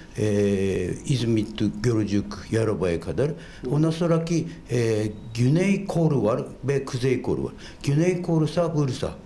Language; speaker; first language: Turkish; non-native, fluent; Japanese